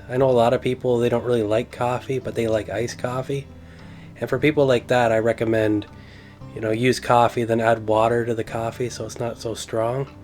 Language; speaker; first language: English; native; English